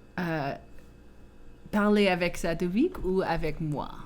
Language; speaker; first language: French; early bilingual, other home language; English